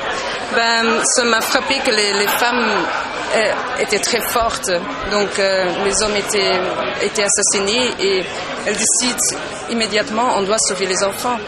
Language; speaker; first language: French; non-native, local second language; Dutch